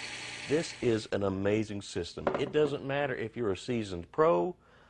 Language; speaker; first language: English; native; English